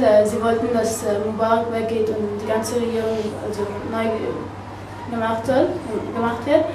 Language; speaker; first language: German; non-native, fluent; Arabic